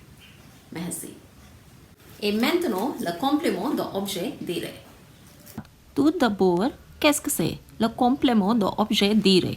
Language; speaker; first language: French; non-native, fluent; Hindi